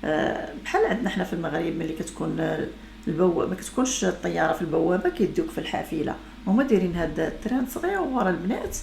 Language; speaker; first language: Arabic; native; Arabic